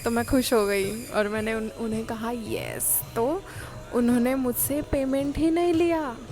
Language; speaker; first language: Hindi; non-native, local second language; Marathi